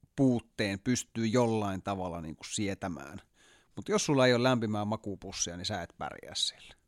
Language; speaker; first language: Finnish; native; Finnish